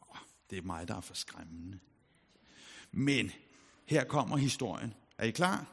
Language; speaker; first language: Danish; native; Danish